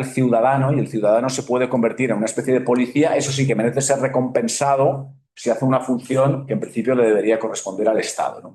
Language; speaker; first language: Spanish; native; Spanish